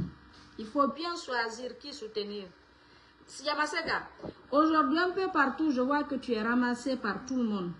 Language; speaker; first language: French; non-native, local second language; Fula